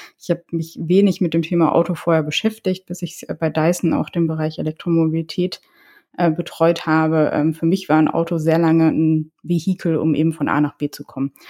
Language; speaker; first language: German; early bilingual, other home language; Polish